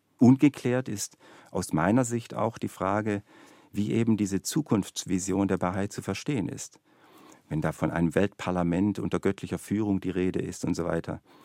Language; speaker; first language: German; native; German